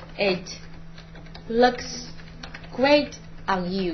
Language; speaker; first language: English; non-native, fluent; Chinese